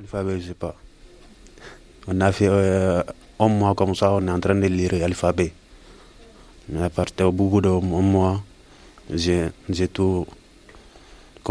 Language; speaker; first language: French; non-native, learner; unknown